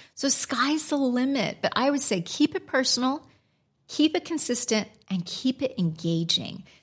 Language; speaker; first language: English; native; English